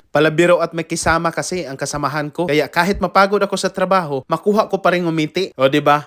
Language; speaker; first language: Filipino; non-native, local second language; Cebuano